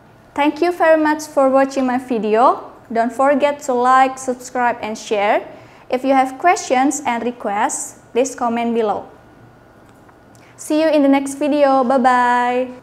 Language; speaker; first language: English; non-native, fluent; Indonesian